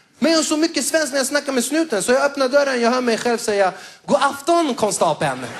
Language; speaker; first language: Swedish; early bilingual, other home language; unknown